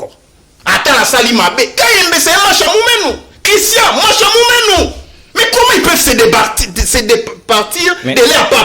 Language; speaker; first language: French; non-native, local second language; Lingala